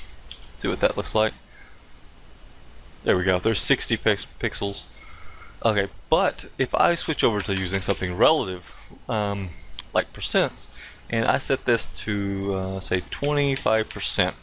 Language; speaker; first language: English; native; English